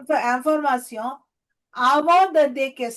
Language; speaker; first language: French; non-native, fluent; Telugu